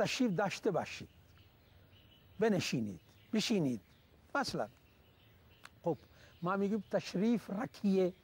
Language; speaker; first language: Persian; non-native, fluent; Urdu